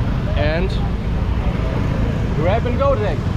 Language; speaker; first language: English; non-native, fluent; German